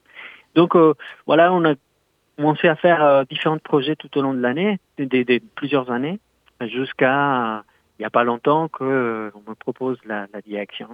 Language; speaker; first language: French; non-native, fluent; Spanish